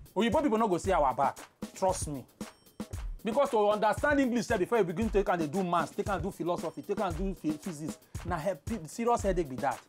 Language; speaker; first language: Nigerian Pidgin; non-native, local second language; Igbo